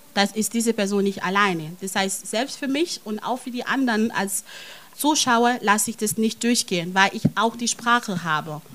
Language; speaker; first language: German; non-native, fluent; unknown